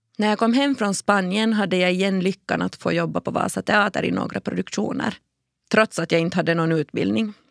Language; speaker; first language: Swedish; native; Swedish